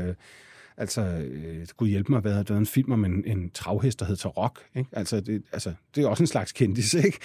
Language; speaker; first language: Danish; native; Danish